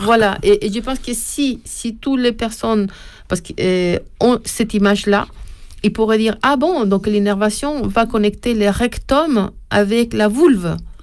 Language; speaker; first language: French; non-native, fluent; Spanish